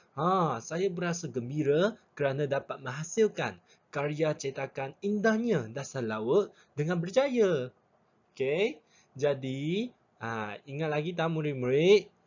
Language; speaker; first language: Malay; non-native, local second language; Chinese